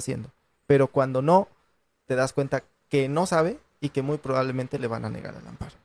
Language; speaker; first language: Spanish; native; Spanish